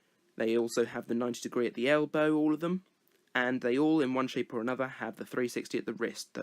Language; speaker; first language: English; native; English